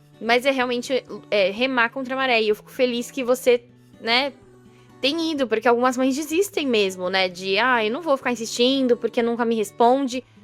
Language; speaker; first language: Portuguese; native; Portuguese